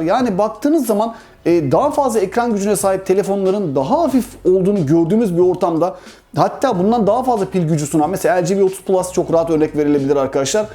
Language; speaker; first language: Turkish; native; Turkish